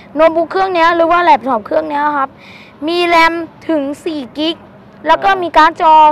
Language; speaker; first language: Thai; native; Thai